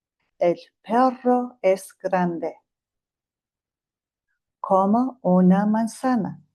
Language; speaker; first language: Spanish; non-native, fluent; Mongolian